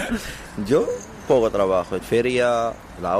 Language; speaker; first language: Spanish; non-native, learner; Arabic